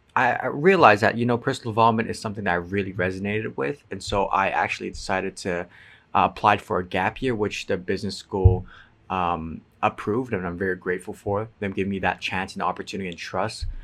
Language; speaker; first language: English; non-native, fluent; Cantonese